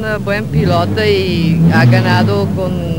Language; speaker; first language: Spanish; non-native, fluent; Bulgarian